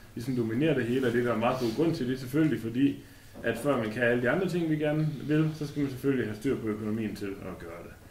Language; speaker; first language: Danish; native; Danish